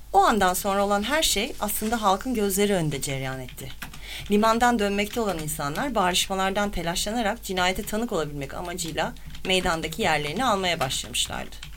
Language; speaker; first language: Turkish; native; Turkish